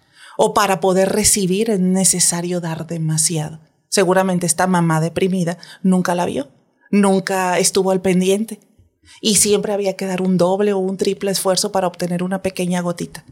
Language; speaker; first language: Spanish; native; Spanish